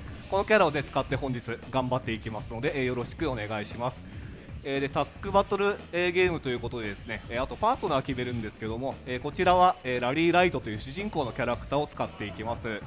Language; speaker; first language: Japanese; native; Japanese